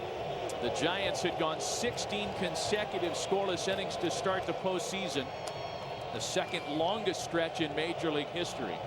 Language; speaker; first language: English; native; English